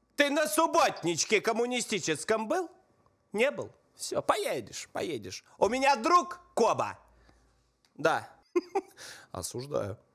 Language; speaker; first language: Russian; native; Russian